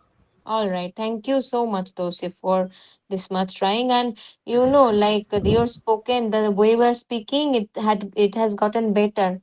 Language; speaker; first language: English; non-native, fluent; Bangla